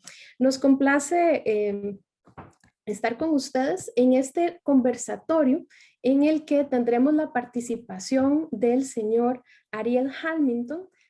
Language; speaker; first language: Spanish; native; Spanish